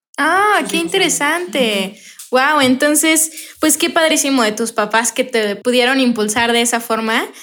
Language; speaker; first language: Spanish; native; Spanish